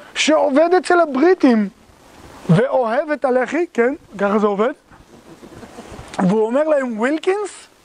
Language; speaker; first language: Hebrew; native; Hebrew